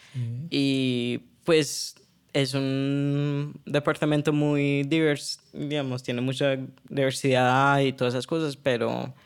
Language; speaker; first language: Spanish; early bilingual, heritage; Spanish